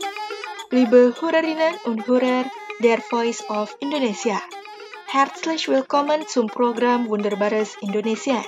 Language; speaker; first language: German; non-native, fluent; Indonesian